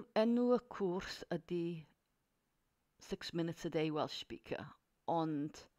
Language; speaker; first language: Welsh; non-native, learner; English